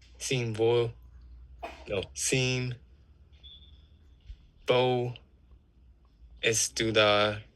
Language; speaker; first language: Portuguese; non-native, learner; English